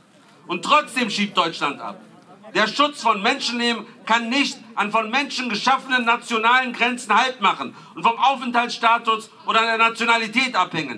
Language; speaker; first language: German; native; German